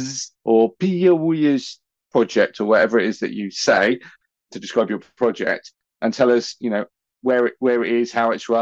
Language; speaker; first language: English; native; English